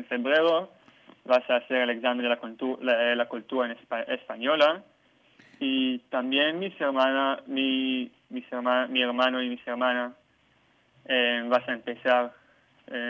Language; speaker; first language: Spanish; non-native, learner; Hebrew